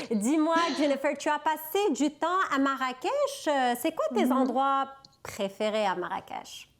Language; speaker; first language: French; non-native, local second language; Arabic